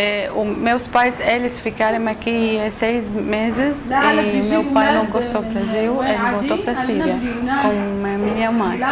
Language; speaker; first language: Portuguese; non-native, learner; Arabic